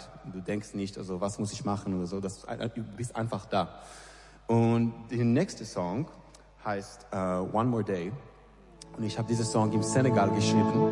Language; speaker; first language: German; non-native, learner; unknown